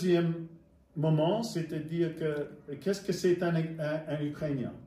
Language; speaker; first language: French; non-native, fluent; English